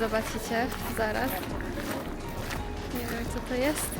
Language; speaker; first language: Polish; non-native, learner; Persian